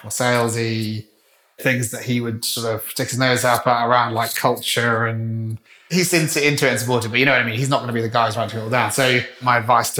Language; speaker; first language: English; native; English